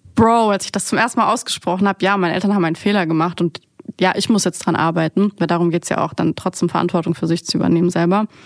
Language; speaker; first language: German; early bilingual, other home language; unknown